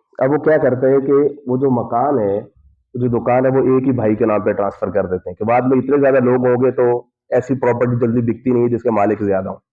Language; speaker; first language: Urdu; non-native, local second language; Punjabi